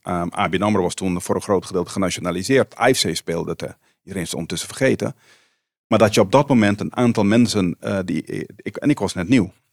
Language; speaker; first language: Dutch; non-native, local second language; Papiamento